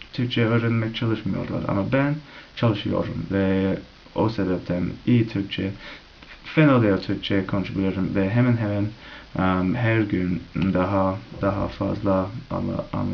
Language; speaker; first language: Turkish; non-native, learner; English